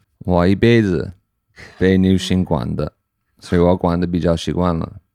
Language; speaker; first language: Chinese; non-native, fluent; English